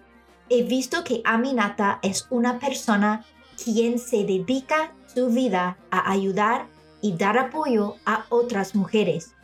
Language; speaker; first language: Spanish; non-native, fluent; English